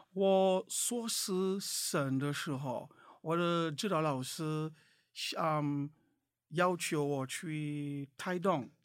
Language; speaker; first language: Chinese; non-native, fluent; English